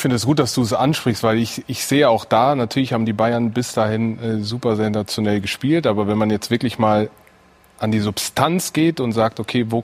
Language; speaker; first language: German; native; German